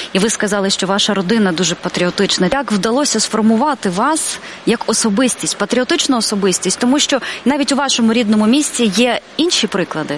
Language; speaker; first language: Ukrainian; native; Ukrainian